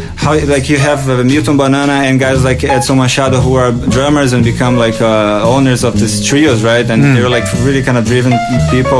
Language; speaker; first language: English; non-native, fluent; Portuguese